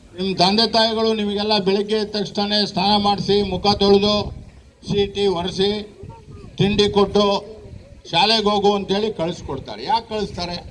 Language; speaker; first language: Kannada; non-native, local second language; Marathi